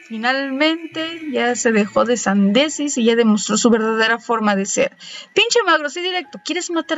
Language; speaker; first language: Spanish; native; Spanish